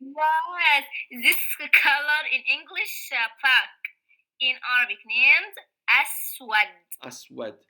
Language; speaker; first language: English; non-native, learner; Arabic